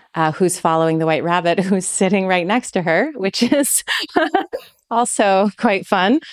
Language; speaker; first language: English; native; English